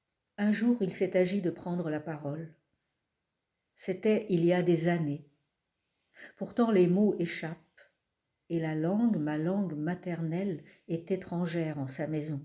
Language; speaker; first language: French; native; French